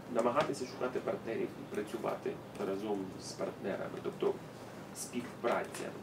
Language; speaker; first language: Ukrainian; native; Ukrainian